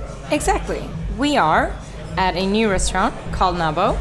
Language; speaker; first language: English; non-native, fluent; Swedish